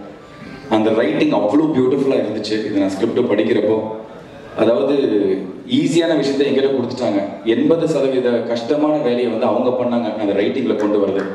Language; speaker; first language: Tamil; native; Tamil